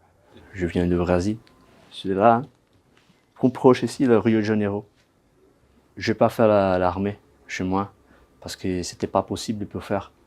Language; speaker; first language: French; non-native, learner; Portuguese